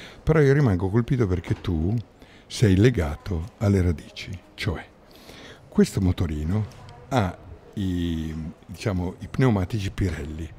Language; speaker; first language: Italian; native; Italian